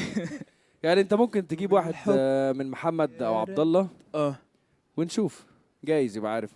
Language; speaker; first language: Arabic; native; Arabic